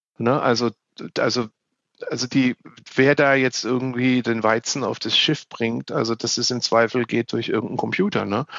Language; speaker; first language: German; native; German